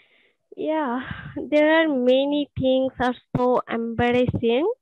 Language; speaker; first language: English; non-native, learner; Bangla